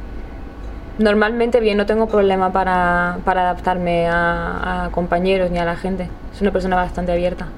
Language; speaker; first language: Spanish; native; Spanish